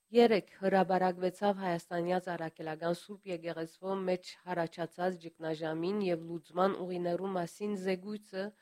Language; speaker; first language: Armenian; early bilingual, heritage; Armenian